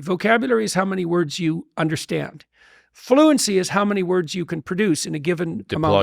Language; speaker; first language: English; native; English